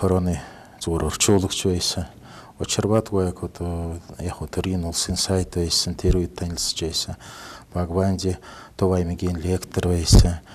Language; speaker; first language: Mongolian; non-native, fluent; Russian